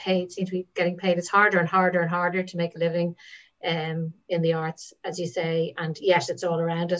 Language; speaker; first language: English; native; English